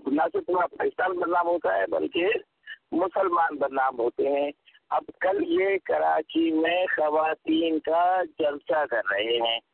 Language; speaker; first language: Urdu; non-native, local second language; Punjabi